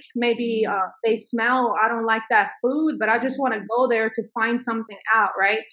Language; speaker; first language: English; early bilingual, other home language; Swedish